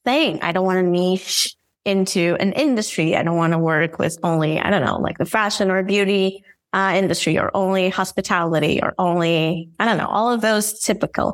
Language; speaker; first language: English; non-native, fluent; Portuguese